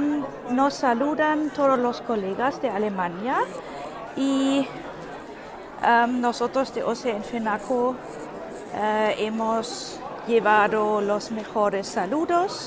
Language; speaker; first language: Spanish; non-native, fluent; German